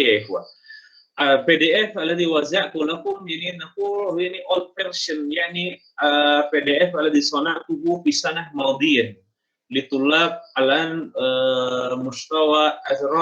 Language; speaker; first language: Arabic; non-native, fluent; Indonesian